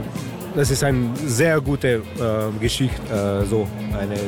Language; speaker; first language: German; non-native, learner; Slovenian